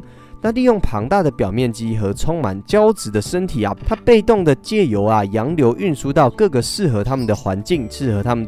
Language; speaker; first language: Chinese; native; Chinese